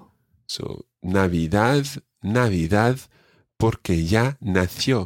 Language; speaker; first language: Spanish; non-native, fluent; English